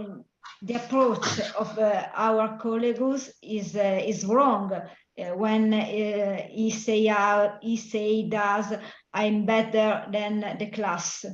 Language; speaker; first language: English; non-native, learner; Italian